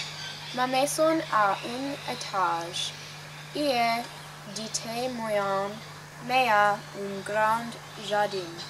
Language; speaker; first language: French; non-native, learner; English